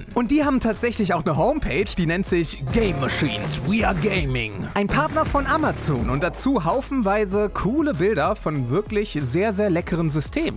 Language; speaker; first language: German; native; German